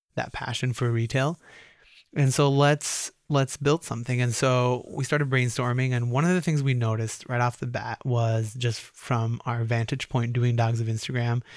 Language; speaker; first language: English; native; English